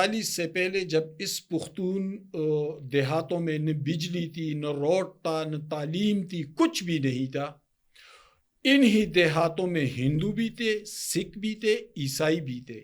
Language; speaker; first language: Urdu; native; Urdu